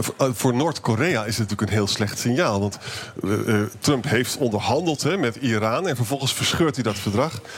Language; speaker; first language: Dutch; native; Dutch